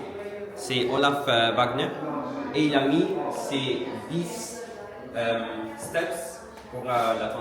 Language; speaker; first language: French; non-native, learner; Italian